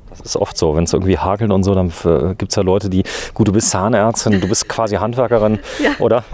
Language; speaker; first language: German; native; German